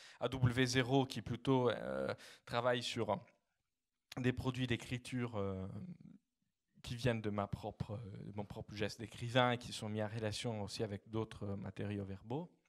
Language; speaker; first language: French; non-native, fluent; Italian